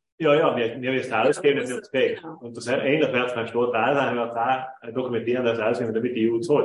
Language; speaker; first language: German; native; German